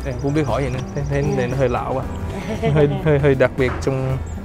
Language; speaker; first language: Vietnamese; early bilingual, heritage; Vietnamese